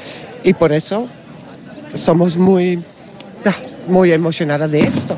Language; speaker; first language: Spanish; non-native, learner; Dutch